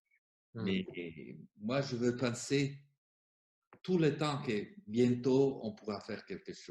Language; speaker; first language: French; non-native, fluent; Italian